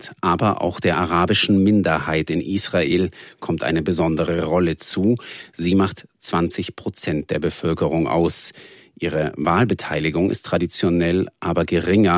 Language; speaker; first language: German; native; German